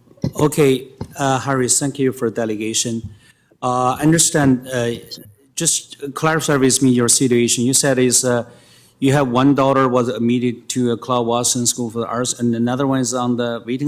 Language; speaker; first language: English; non-native, fluent; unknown